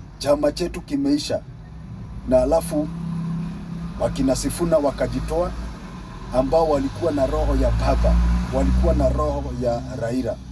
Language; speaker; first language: Swahili; non-native, local second language; Luyia